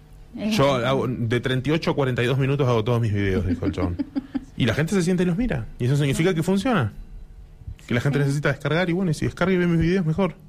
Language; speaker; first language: Spanish; native; Spanish